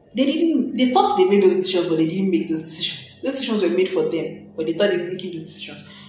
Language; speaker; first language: English; non-native, local second language; Yoruba